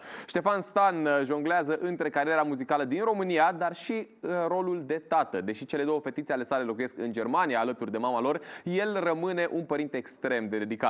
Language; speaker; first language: Romanian; native; Romanian